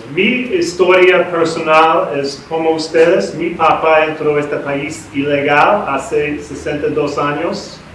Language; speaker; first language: Spanish; non-native, learner; English